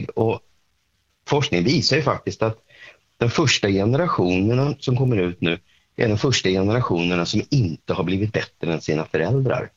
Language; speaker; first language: Swedish; native; Swedish